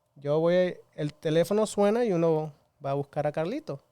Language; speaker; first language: Spanish; early bilingual, other home language; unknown